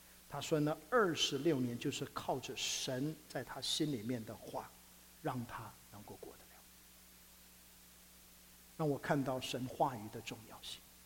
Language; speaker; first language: Chinese; native; Chinese